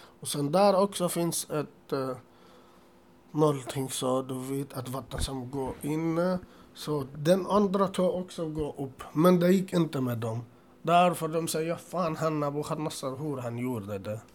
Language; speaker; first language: Swedish; non-native, learner; Assyrian Neo-Aramaic